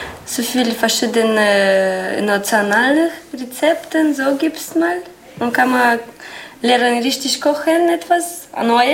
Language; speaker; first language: German; non-native, learner; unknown